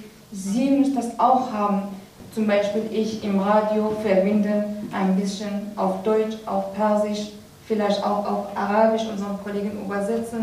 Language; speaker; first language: German; non-native, learner; Persian